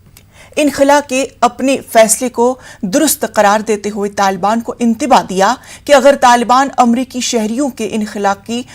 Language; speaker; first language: Hindi; native; Hindi